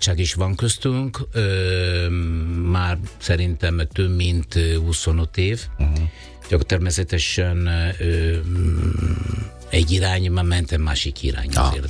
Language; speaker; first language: Hungarian; non-native, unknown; Italian